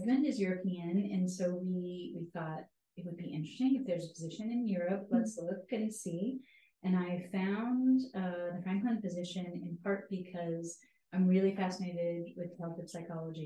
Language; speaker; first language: English; native; English